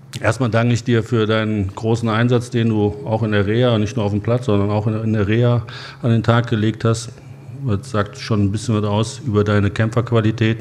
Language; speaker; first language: German; native; German